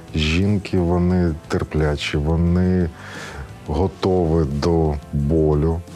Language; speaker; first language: Ukrainian; non-native, local second language; Russian